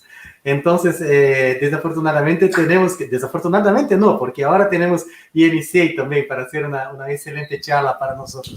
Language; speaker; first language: Spanish; non-native, fluent; Portuguese